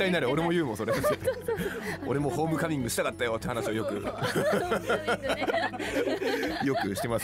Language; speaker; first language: Japanese; native; Japanese